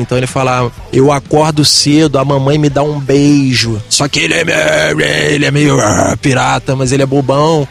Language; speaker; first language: Portuguese; native; Portuguese